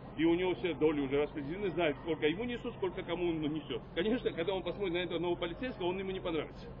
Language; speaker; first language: Russian; non-native, local second language; Georgian